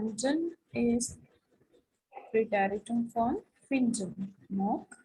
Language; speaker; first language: German; non-native, fluent; Hindi